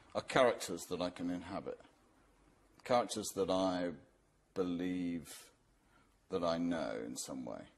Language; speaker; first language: English; native; English